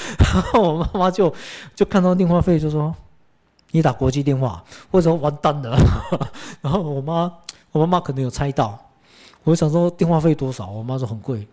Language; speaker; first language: Chinese; early bilingual, heritage; Chinese